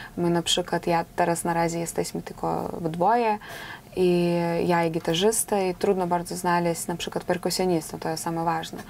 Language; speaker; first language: Polish; native; Polish